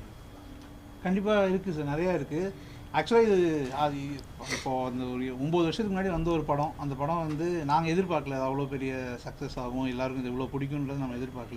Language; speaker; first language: Tamil; native; Tamil